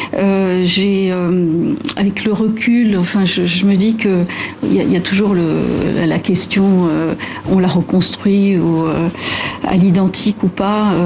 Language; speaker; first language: French; non-native, local second language; Arabic